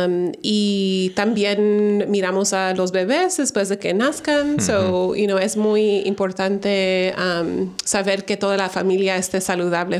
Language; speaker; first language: Spanish; early bilingual, heritage; Spanish